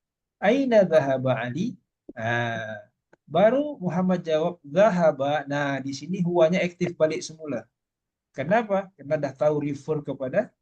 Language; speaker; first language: Malay; native; Malay